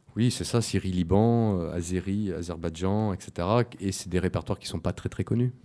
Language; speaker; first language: French; native; French